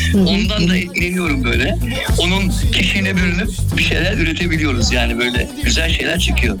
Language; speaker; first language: Turkish; native; Turkish